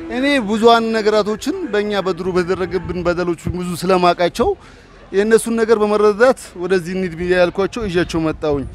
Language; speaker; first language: Amharic; non-native, local second language; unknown